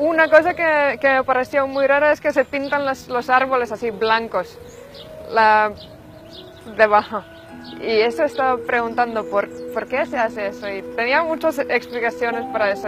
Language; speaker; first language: Spanish; non-native, fluent; Finnish